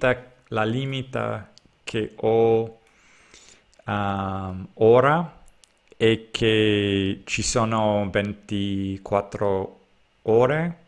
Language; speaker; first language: Italian; non-native, learner; English